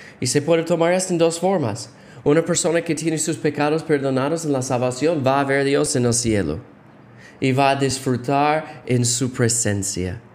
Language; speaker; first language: Spanish; non-native, fluent; English